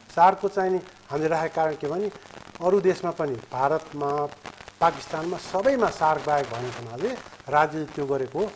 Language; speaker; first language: Nepali; native; Nepali